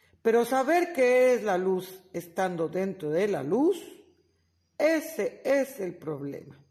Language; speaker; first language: Spanish; native; Spanish